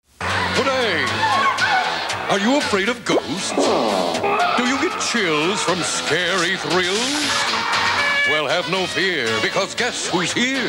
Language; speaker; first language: English; native; English